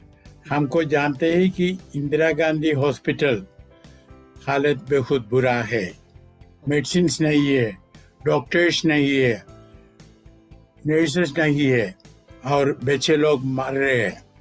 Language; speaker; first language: Hindi; non-native, local second language; Malayalam